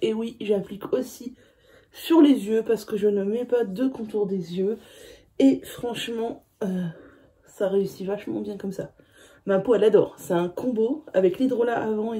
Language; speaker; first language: French; native; French